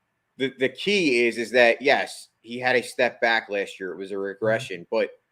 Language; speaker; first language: English; native; English